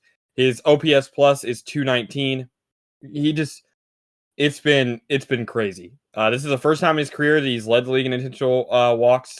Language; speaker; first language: English; native; English